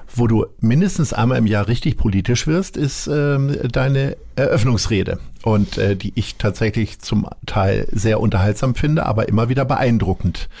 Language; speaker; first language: German; native; German